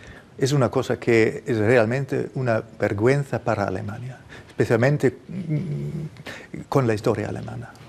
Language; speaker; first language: Spanish; non-native, fluent; German